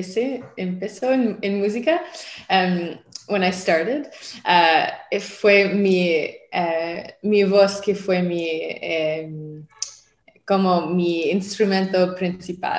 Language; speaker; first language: Spanish; non-native, learner; French